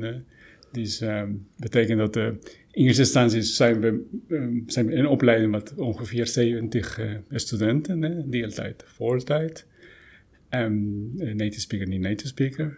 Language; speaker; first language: Dutch; non-native, fluent; Spanish